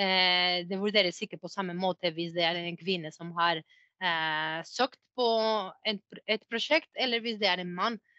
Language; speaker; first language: Norwegian; non-native, fluent; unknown